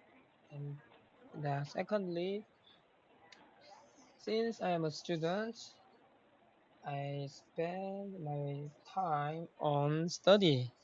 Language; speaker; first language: English; non-native, learner; Korean